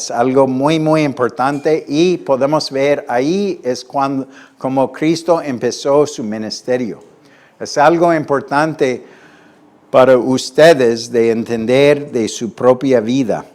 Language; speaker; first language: Spanish; non-native, fluent; English